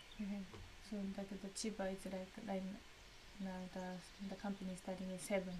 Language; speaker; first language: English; non-native, learner; Japanese